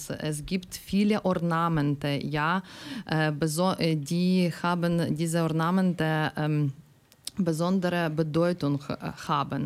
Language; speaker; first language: German; non-native, learner; Ukrainian